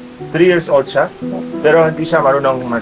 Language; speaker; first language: Filipino; non-native, learner; Arabic